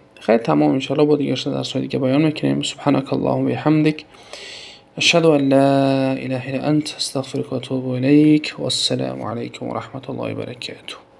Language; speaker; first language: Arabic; non-native, fluent; Tajik